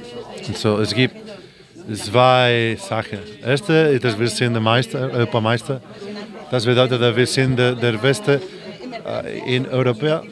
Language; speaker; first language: German; non-native, fluent; Spanish